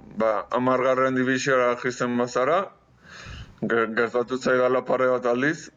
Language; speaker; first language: Basque; non-native, fluent; Spanish